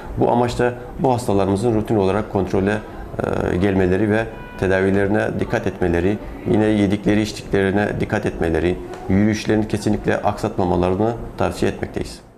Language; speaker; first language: Turkish; native; Turkish